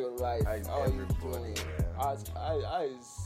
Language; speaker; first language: English; non-native, local second language; Yoruba